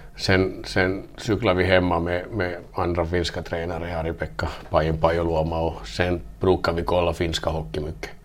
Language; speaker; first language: Swedish; non-native, fluent; Finnish